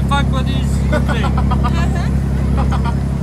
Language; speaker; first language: English; non-native, learner; Turkish